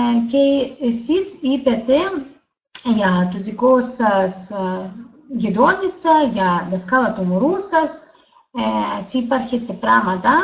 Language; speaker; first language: Greek; non-native, learner; Russian